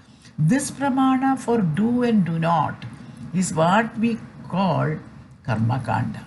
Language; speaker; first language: English; non-native, fluent; Malayalam